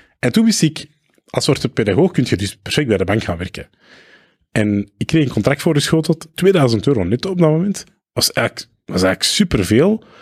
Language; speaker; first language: Dutch; early bilingual, other home language; Arabic